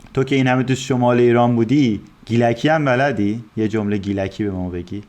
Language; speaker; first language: Persian; native; Persian